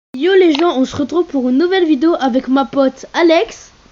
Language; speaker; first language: French; native; French